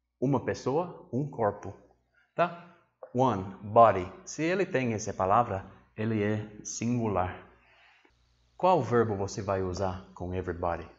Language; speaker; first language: Portuguese; non-native, fluent; English